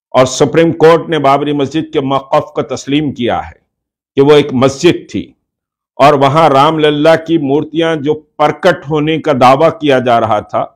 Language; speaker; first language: Hindi; non-native, local second language; Urdu